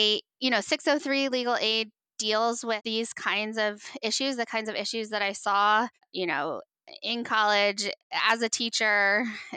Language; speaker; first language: English; native; English